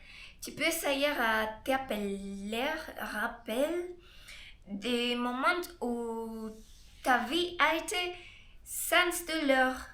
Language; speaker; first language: French; non-native, learner; Spanish